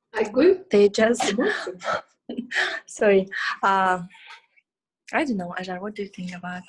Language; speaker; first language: English; non-native, learner; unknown